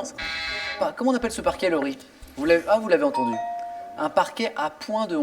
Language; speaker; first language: French; native; French